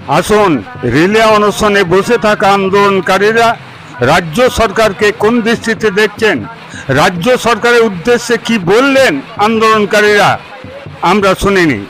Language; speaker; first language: Bangla; non-native, local second language; Santali